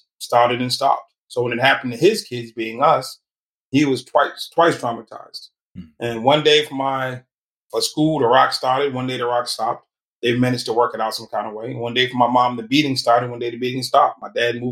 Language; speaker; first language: English; native; English